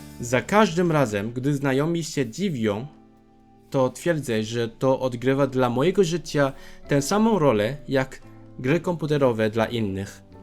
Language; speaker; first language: Polish; non-native, fluent; Cantonese